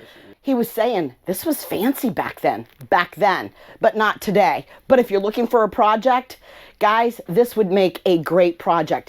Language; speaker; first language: English; native; English